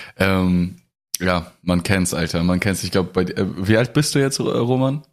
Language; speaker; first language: German; non-native, fluent; Russian